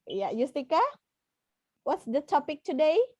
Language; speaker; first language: English; non-native, fluent; Indonesian